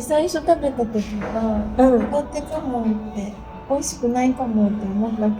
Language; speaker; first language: Japanese; native; Japanese